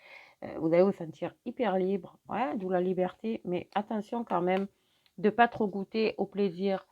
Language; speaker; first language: French; native; French